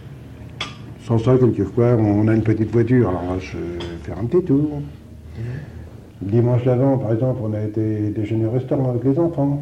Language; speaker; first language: French; native; French